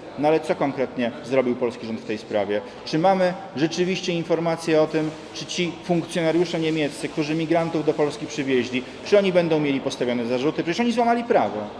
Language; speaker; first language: Polish; native; Polish